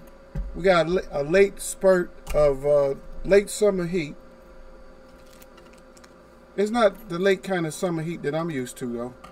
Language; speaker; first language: English; native; English